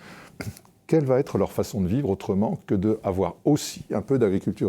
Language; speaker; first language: French; native; French